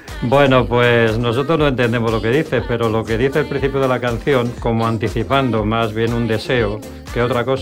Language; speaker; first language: Spanish; native; Spanish